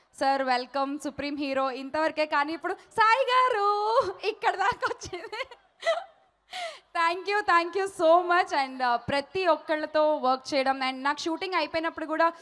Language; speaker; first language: Telugu; native; Telugu